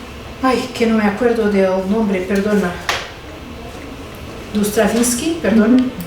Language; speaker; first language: Spanish; non-native, fluent; Portuguese